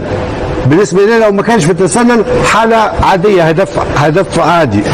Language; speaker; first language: Arabic; native; Arabic